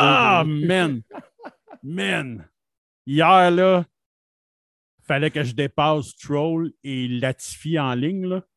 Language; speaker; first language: French; native; French